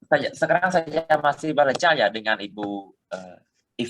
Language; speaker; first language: Indonesian; non-native, learner; Khmer